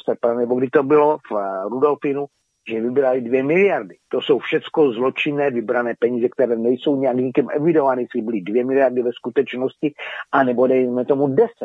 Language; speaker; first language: Czech; native; Czech